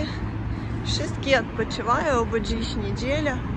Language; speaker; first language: Polish; non-native, learner; Russian